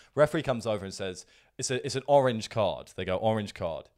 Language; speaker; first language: English; native; English